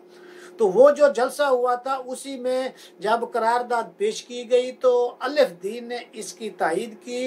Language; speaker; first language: Urdu; native; Urdu